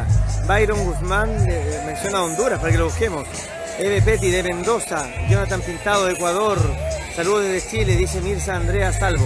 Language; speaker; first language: Spanish; native; Spanish